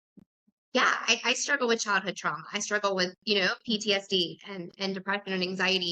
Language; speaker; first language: English; native; English